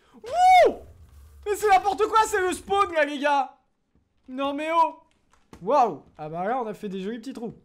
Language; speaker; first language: French; native; French